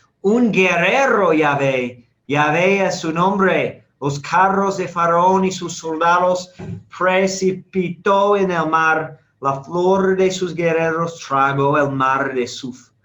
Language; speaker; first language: Spanish; non-native, fluent; English